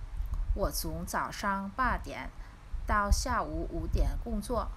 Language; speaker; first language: Chinese; non-native, learner; Vietnamese